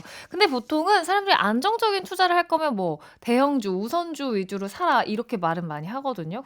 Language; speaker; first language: Korean; native; Korean